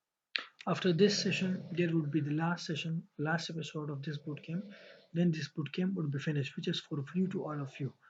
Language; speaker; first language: English; non-native, local second language; Urdu